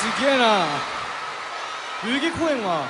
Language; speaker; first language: Japanese; non-native, fluent; Korean